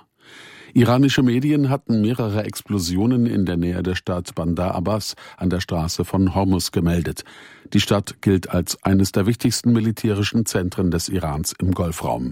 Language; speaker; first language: German; native; German